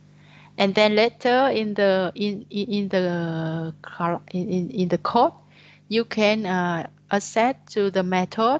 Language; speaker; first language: English; non-native, learner; Vietnamese